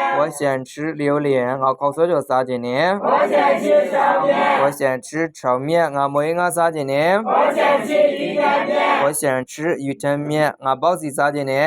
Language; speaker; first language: Chinese; non-native, fluent; Burmese